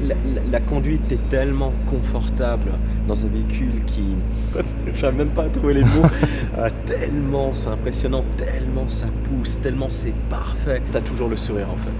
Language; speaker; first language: French; native; French